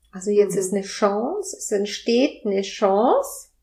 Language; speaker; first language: German; non-native, fluent; Spanish